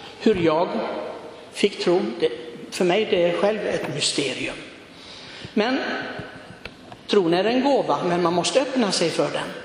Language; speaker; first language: Swedish; non-native, fluent; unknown